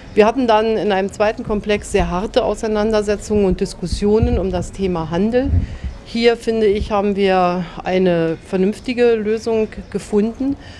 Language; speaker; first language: German; native; German